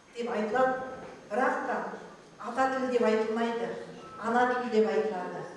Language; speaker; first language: Kazakh; native; Kazakh